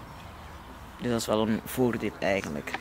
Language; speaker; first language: Dutch; native; Dutch